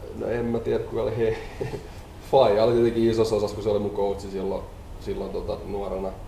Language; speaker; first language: Finnish; native; Finnish